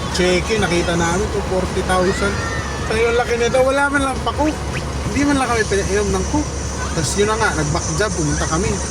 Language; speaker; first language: Filipino; native; Filipino